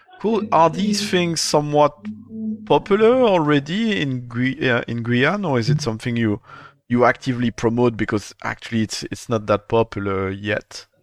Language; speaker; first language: English; non-native, fluent; French